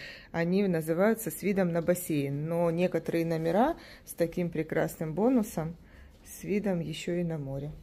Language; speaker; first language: Russian; native; Russian